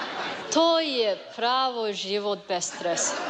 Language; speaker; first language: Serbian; non-native, learner; Chinese